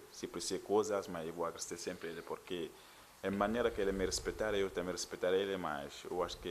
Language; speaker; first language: Portuguese; non-native, learner; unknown